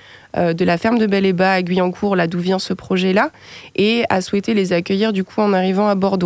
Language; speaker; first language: French; native; French